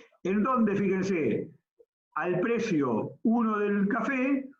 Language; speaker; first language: Spanish; native; Spanish